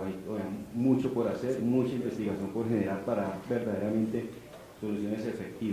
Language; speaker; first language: Spanish; native; Spanish